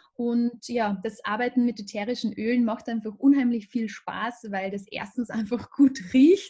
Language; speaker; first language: German; native; German